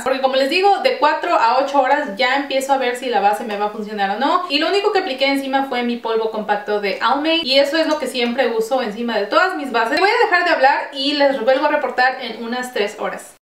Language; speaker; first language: Spanish; early bilingual, heritage; Spanish